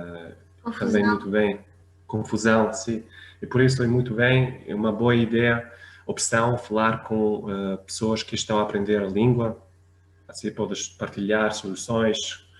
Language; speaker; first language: Portuguese; non-native, fluent; French